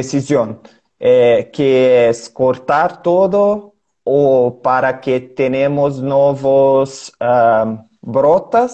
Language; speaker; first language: Spanish; non-native, learner; Portuguese